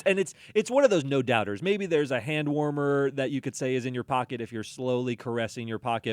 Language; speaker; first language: English; native; English